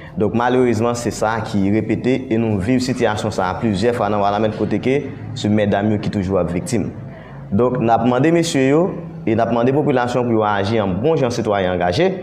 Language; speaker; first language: Haitian Creole; native; Haitian Creole